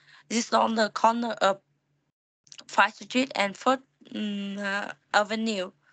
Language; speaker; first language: English; non-native, learner; Vietnamese